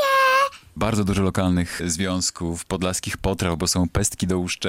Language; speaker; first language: Polish; native; Polish